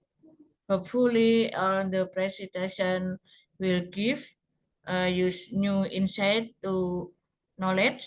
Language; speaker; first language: English; non-native, learner; Indonesian